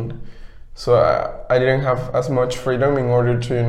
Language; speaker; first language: English; non-native, fluent; Spanish